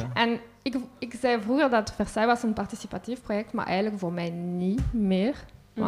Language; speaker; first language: Dutch; non-native, local second language; French